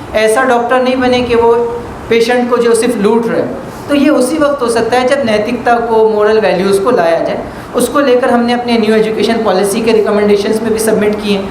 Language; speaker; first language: Hindi; native; Hindi